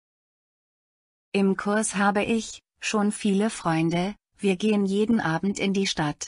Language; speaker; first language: German; non-native, learner; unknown